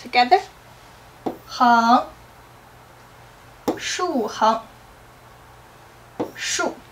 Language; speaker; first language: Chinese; non-native, fluent; English